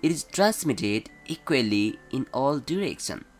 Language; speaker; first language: English; non-native, local second language; Nepali